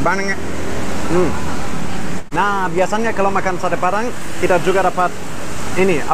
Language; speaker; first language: Indonesian; non-native, fluent; German